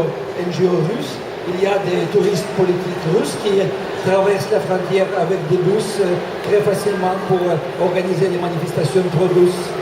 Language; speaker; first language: French; non-native, fluent; Russian